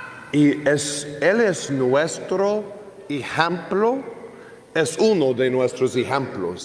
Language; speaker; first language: Spanish; non-native, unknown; English